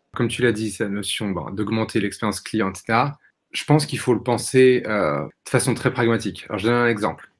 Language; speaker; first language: French; native; French